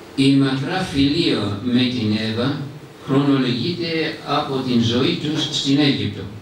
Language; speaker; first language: Greek; non-native, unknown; English